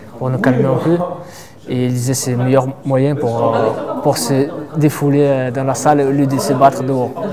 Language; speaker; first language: French; non-native, fluent; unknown